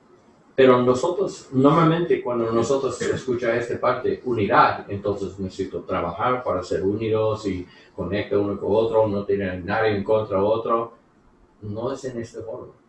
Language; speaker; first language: Spanish; non-native, learner; English